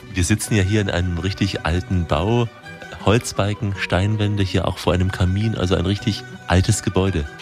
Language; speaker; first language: German; native; German